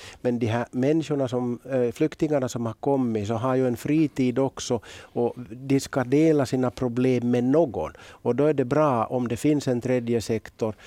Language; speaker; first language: Swedish; native; Swedish